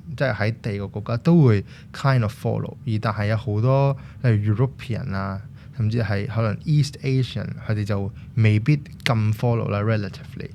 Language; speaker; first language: Cantonese; non-native, local second language; Urdu